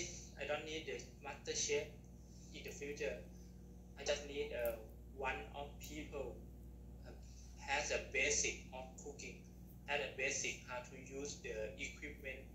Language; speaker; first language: English; non-native, learner; Thai